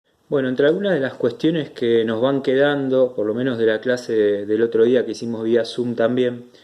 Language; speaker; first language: Spanish; native; Spanish